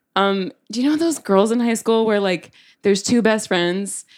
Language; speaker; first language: English; native; English